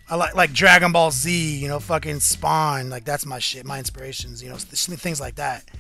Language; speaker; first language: English; native; English